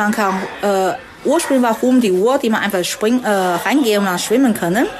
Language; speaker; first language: German; non-native, learner; Chinese